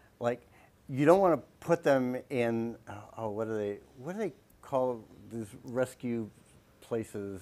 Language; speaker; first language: English; native; English